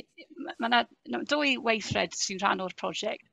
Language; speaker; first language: Welsh; non-native, fluent; English